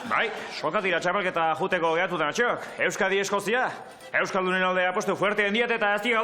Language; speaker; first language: Basque; native; Basque